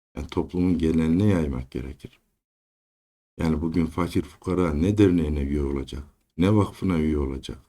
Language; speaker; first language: Turkish; native; Turkish